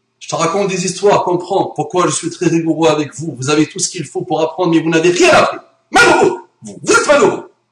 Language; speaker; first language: French; early bilingual, other home language; Arabic